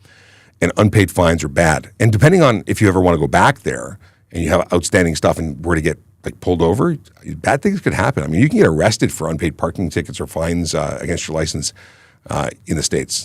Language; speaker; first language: English; native; English